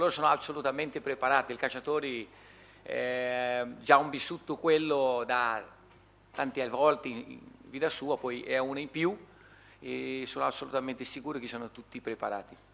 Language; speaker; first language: Italian; non-native, fluent; Portuguese